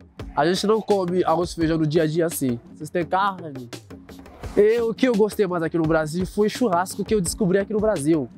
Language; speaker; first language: Portuguese; non-native, fluent; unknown